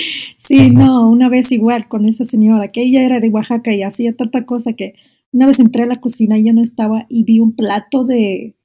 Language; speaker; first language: Spanish; non-native, fluent; Arabic